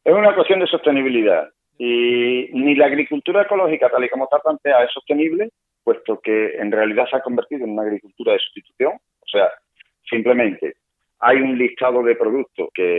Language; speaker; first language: Spanish; native; Spanish